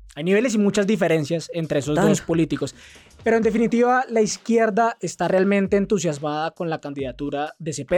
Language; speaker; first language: Spanish; native; Spanish